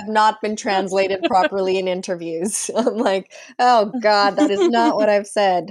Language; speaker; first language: English; non-native, fluent; Punjabi